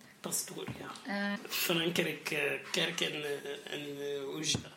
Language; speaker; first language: Dutch; non-native, learner; Arabic